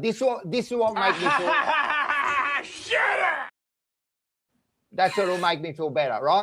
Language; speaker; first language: English; native; English